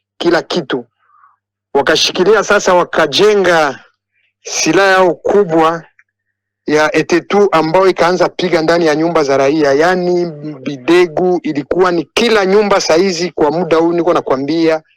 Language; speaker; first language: Swahili; non-native, local second language; Kinyarwanda